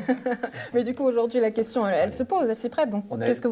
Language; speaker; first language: French; native; French